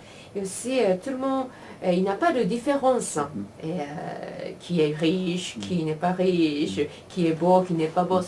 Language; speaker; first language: French; non-native, learner; Japanese